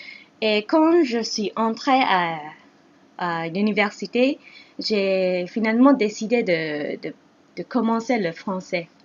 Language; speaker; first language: French; non-native, fluent; Japanese